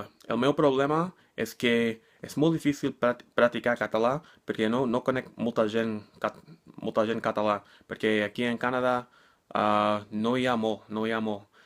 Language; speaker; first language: Catalan; non-native, learner; English